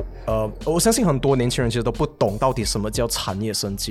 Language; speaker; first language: Chinese; native; Chinese